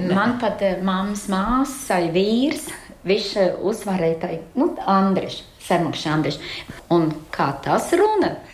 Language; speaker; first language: Latvian; native; Latvian